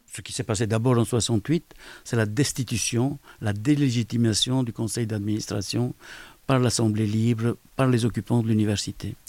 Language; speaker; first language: French; native; French